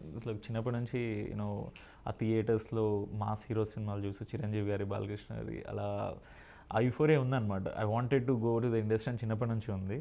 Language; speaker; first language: Telugu; native; Telugu